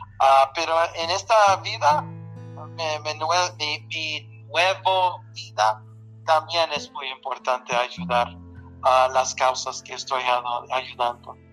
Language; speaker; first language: Spanish; early bilingual, heritage; Spanish